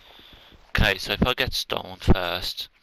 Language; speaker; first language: English; native; English